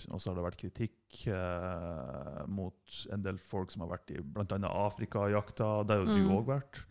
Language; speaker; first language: Norwegian; non-native, fluent; German